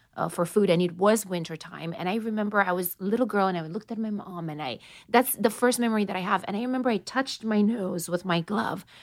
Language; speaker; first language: English; non-native, fluent; Romanian